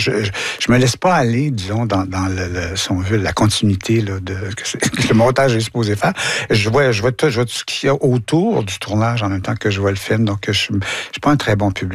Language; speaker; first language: French; native; French